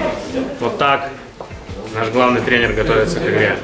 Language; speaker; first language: Russian; native; Russian